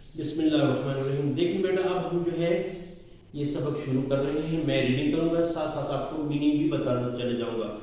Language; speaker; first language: Urdu; non-native, local second language; Pashto